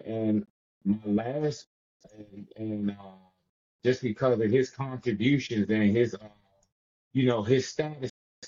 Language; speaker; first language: English; native; English